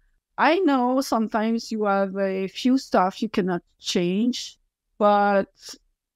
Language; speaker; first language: English; non-native, fluent; French